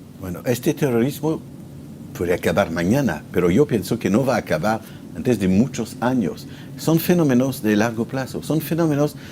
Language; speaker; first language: Spanish; non-native, fluent; French